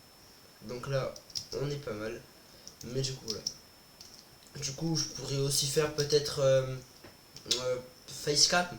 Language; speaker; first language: French; native; French